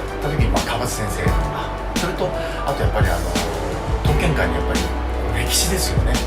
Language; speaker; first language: Japanese; native; Japanese